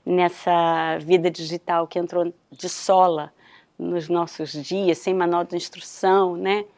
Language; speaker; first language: Portuguese; native; Portuguese